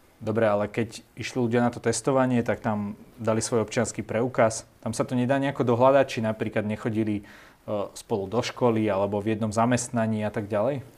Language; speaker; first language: Slovak; native; Slovak